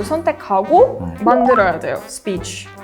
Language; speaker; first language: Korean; non-native, learner; Estonian